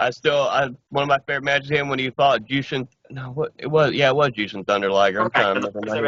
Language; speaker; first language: English; native; English